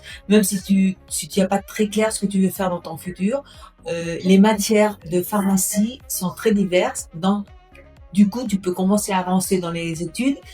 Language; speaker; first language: French; non-native, fluent; Spanish